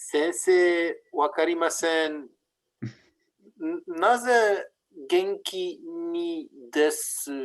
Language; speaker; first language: Japanese; non-native, learner; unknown